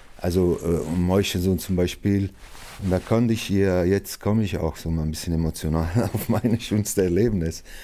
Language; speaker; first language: German; non-native, fluent; Italian